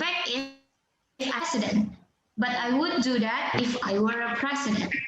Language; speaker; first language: English; non-native, fluent; Indonesian